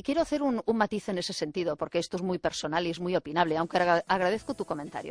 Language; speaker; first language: Spanish; native; Spanish